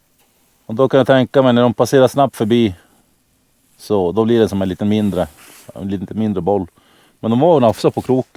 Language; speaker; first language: Swedish; native; Swedish